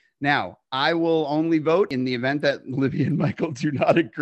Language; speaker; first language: English; native; English